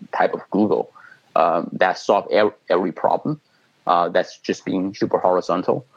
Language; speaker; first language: English; non-native, fluent; Chinese